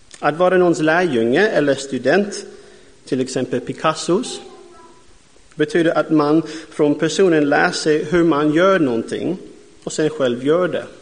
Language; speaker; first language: Swedish; non-native, fluent; English